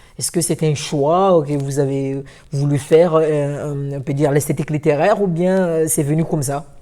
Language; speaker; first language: French; non-native, local second language; Ngazidja Comorian